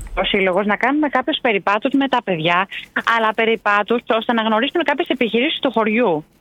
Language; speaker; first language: Greek; native; Greek